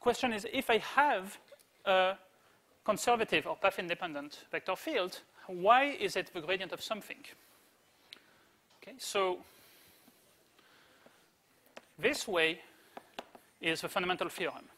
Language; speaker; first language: English; native; English